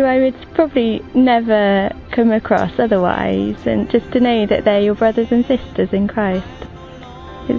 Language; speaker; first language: English; native; English